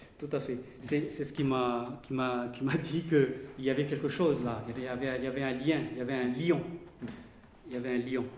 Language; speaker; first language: French; non-native, local second language; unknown